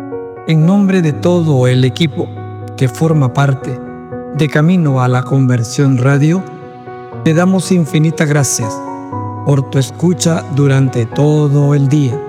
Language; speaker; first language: Spanish; native; Spanish